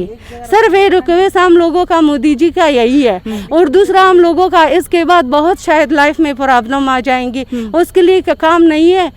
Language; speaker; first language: Hindi; non-native, learner; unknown